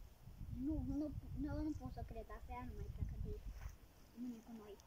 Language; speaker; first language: Romanian; early bilingual, heritage; Romanian